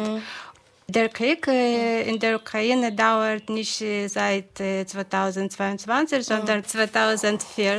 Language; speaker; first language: German; non-native, fluent; Ukrainian